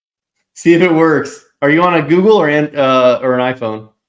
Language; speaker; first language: English; native; English